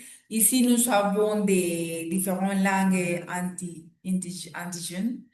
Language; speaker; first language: French; non-native, learner; Spanish